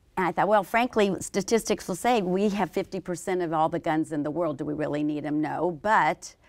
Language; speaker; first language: English; native; English